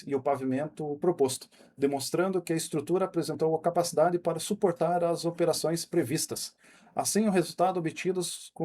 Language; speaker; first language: Portuguese; native; Portuguese